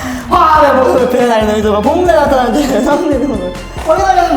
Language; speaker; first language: Korean; native; Korean